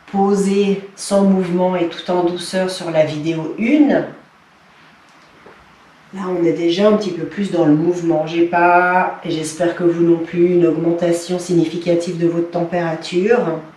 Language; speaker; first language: French; native; French